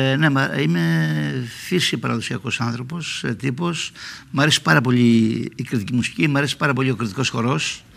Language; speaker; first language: Greek; native; Greek